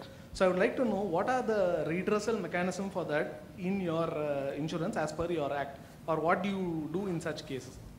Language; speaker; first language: English; non-native, local second language; Tamil